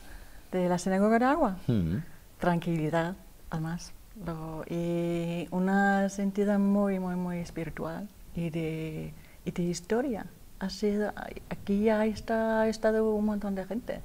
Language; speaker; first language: Spanish; non-native, learner; Danish